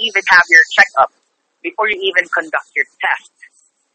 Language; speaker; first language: English; non-native, local second language; Filipino